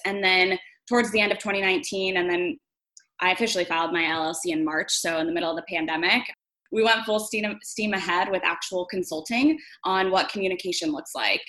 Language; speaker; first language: English; native; English